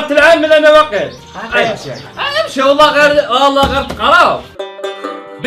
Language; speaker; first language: Arabic; native; Arabic